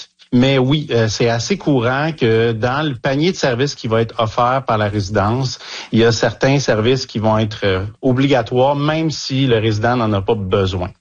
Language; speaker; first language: French; native; French